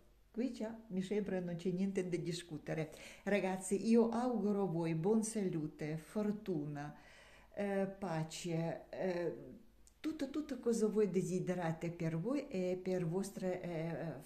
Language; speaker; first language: Italian; non-native, learner; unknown